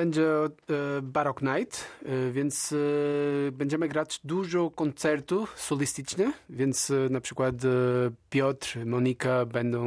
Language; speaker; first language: Polish; non-native, learner; Portuguese